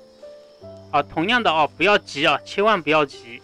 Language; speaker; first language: Chinese; native; Chinese